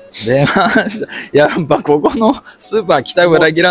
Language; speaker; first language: Japanese; native; Japanese